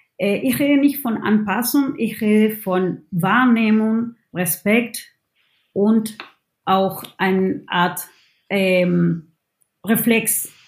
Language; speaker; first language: German; non-native, fluent; Spanish